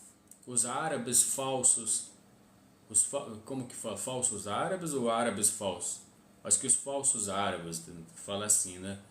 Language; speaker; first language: Portuguese; non-native, fluent; Arabic